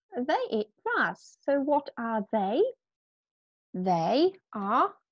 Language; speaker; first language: English; non-native, fluent; Polish